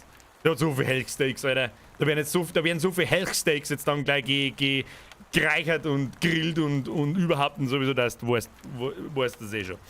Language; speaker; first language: German; native; German